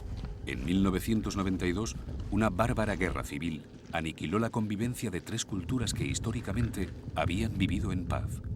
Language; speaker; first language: Spanish; native; Spanish